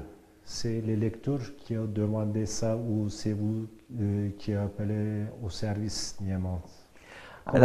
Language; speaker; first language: French; non-native, learner; Turkish